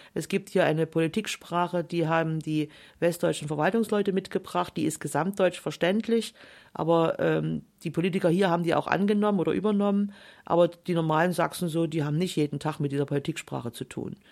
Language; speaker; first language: German; native; German